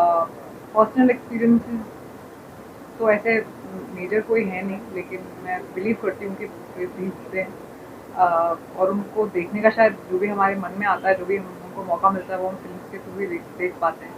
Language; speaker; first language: Hindi; native; Hindi